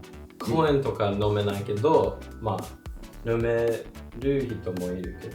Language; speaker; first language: Japanese; non-native, learner; English